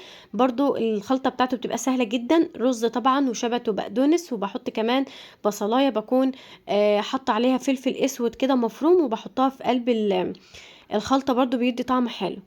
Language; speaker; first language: Arabic; native; Arabic